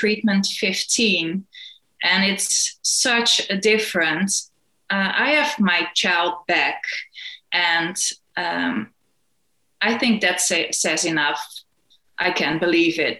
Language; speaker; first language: English; non-native, fluent; Dutch